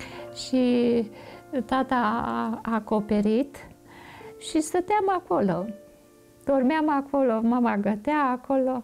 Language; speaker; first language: Romanian; non-native, local second language; German